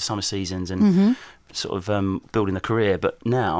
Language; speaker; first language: English; native; English